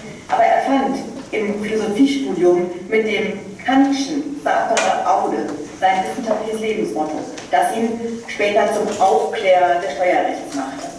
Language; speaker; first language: German; native; German